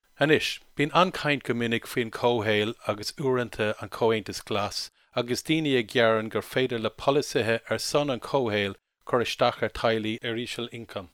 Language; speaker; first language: Irish; non-native, local second language; English